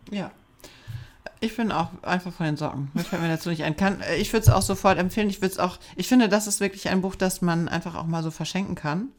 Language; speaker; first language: German; native; German